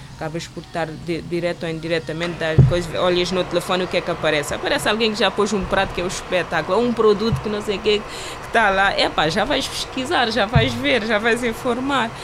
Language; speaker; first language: Portuguese; non-native, local second language; Kabuverdianu